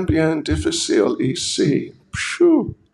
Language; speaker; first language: French; non-native, learner; English